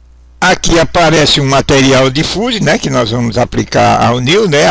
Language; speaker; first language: Portuguese; native; Portuguese